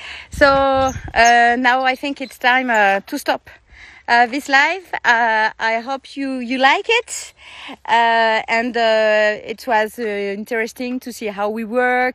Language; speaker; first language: English; non-native, learner; French